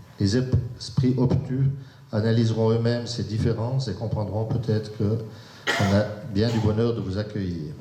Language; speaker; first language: French; native; French